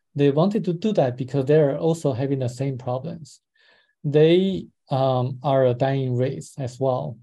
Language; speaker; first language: English; non-native, fluent; Chinese